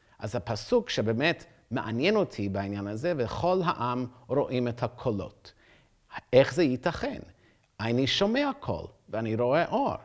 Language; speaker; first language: Hebrew; non-native, fluent; English